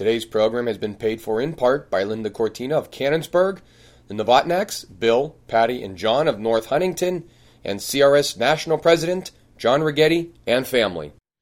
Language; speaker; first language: English; native; English